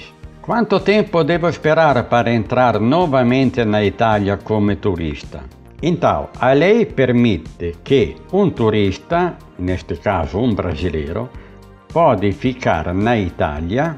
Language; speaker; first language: Portuguese; non-native, learner; Italian